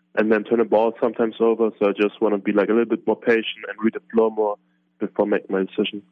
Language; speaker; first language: English; non-native, fluent; German